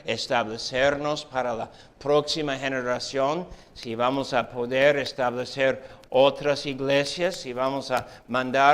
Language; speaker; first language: Spanish; non-native, fluent; English